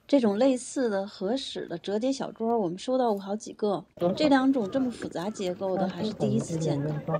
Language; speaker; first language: Chinese; native; Chinese